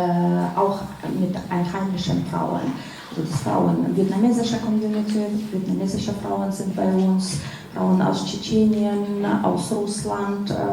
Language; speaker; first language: German; non-native, fluent; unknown